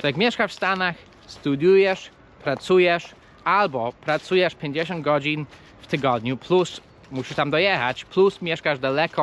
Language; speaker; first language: Polish; non-native, fluent; English